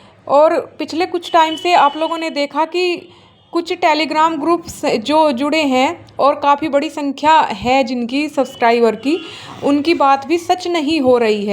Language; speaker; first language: Hindi; native; Hindi